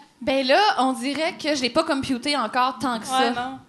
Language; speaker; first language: French; native; French